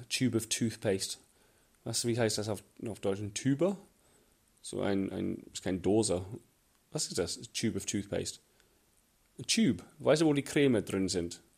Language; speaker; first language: German; non-native, fluent; English